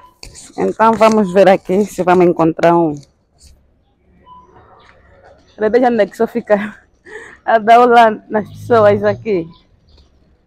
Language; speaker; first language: Portuguese; native; Portuguese